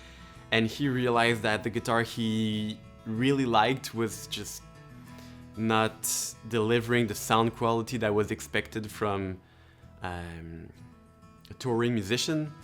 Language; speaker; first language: English; non-native, local second language; French